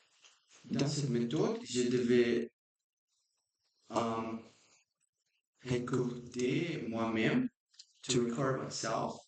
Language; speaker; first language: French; non-native, learner; Portuguese